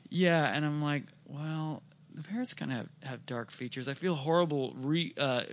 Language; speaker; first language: English; native; English